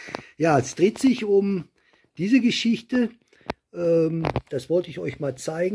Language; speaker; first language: German; native; German